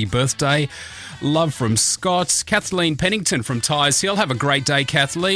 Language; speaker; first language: English; native; English